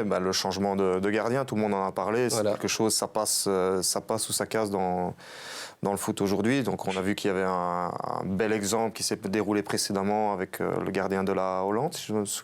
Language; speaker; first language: French; native; French